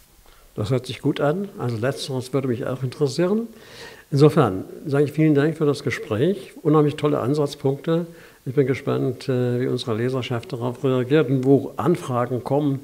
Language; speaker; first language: German; native; German